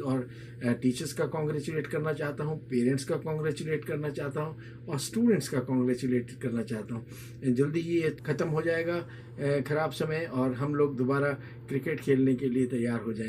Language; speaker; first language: Hindi; native; Hindi